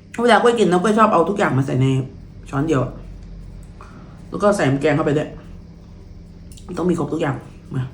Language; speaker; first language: Thai; native; Thai